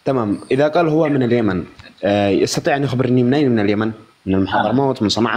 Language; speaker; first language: Arabic; native; Arabic